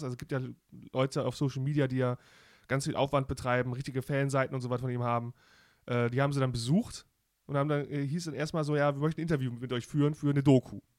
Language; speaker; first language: German; native; German